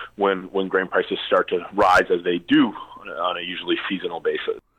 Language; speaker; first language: English; native; English